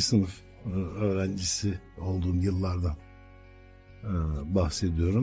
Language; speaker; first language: Turkish; native; Turkish